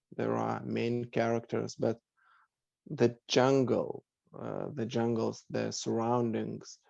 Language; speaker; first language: English; non-native, fluent; Lithuanian